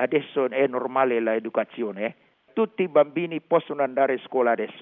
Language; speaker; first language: Italian; non-native, learner; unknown